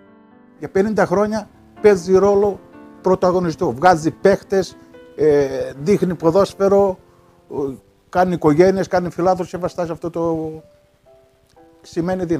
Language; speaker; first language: Greek; early bilingual, heritage; Greek